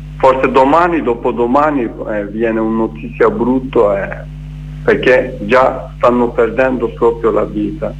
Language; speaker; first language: Italian; non-native, learner; Kurdish